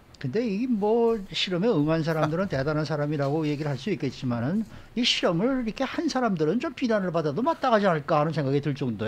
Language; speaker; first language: Korean; native; Korean